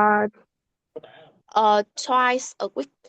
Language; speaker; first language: English; non-native, learner; Vietnamese